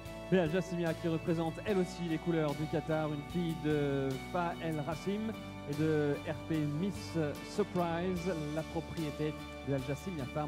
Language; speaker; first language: French; native; French